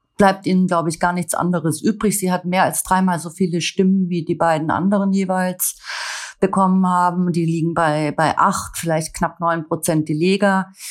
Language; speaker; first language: German; native; German